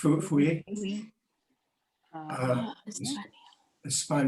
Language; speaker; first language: Spanish; non-native, learner; English